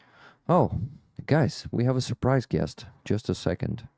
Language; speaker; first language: English; non-native, fluent; Ukrainian